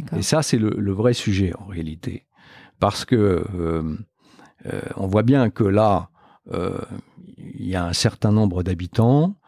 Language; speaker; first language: French; native; French